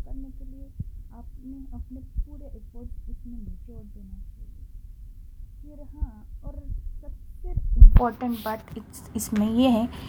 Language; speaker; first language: Hindi; non-native, local second language; Marathi